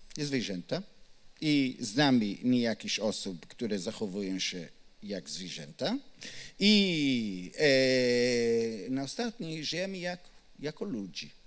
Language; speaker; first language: Polish; non-native, learner; Hebrew